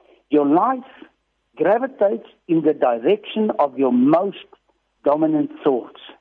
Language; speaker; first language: English; non-native, local second language; Afrikaans